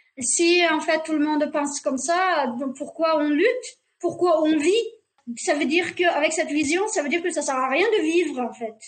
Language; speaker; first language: French; non-native, fluent; Uyghur